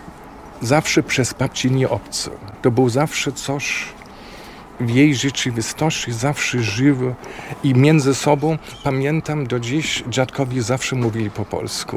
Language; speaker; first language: Polish; non-native, fluent; German